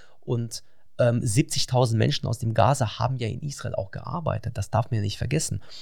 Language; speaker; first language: German; non-native, fluent; Russian